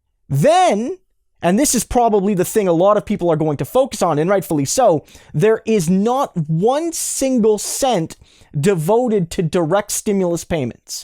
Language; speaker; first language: English; native; English